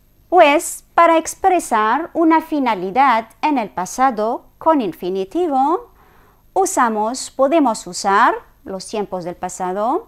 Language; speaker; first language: Spanish; non-native, fluent; Arabic